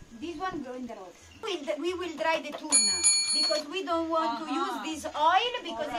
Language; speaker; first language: English; non-native, learner; Italian